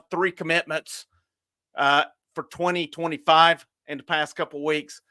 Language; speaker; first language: English; native; English